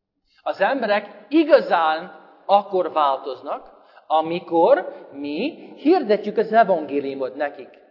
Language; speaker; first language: Hungarian; non-native, fluent; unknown